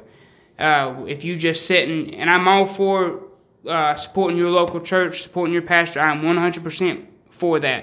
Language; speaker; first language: English; native; English